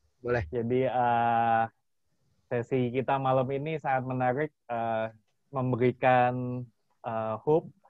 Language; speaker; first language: Indonesian; native; Indonesian